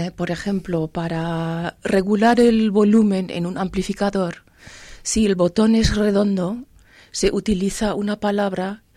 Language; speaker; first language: Spanish; non-native, fluent; German